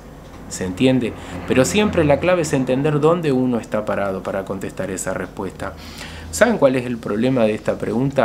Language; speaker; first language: Spanish; native; Spanish